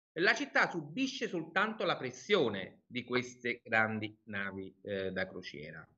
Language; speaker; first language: Italian; native; Italian